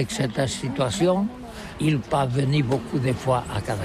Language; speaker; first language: French; non-native, learner; Catalan